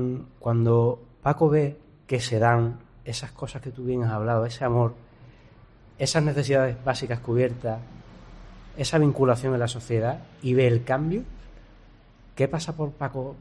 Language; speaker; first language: Spanish; native; Spanish